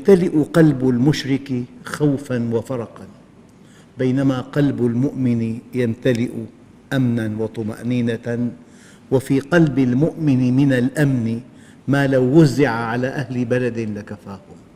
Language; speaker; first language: Arabic; native; Arabic